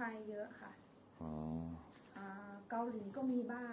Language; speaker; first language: Thai; native; Thai